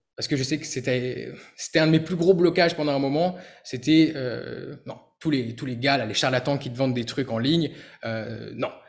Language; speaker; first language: French; native; French